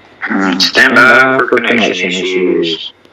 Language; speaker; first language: English; native; English